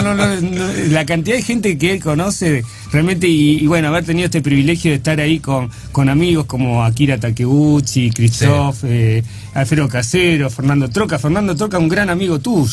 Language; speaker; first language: Spanish; native; Spanish